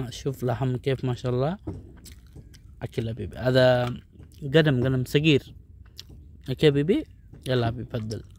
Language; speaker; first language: Arabic; non-native, learner; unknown